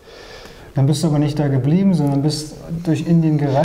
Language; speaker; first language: German; native; German